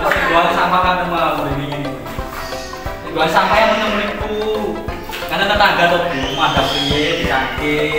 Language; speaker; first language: Indonesian; non-native, local second language; Javanese